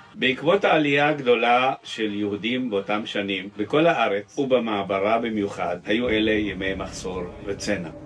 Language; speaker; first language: Hebrew; early bilingual, other home language; Arabic